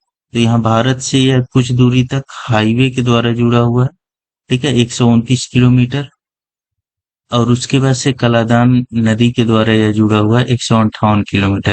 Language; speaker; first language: Hindi; native; Hindi